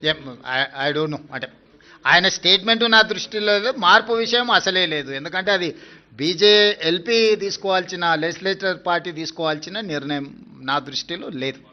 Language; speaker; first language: Telugu; native; Telugu